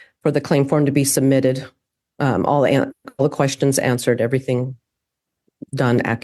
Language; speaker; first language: English; native; English